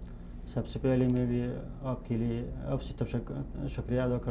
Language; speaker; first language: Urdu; non-native, fluent; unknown